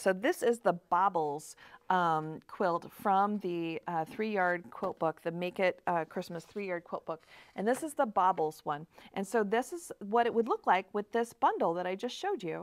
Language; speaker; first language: English; native; English